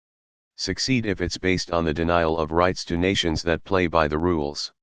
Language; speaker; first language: English; native; English